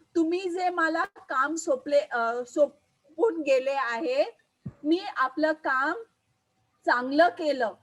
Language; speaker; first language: Marathi; non-native, local second language; Hindi